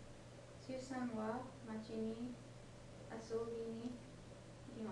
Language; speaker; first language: Japanese; non-native, learner; English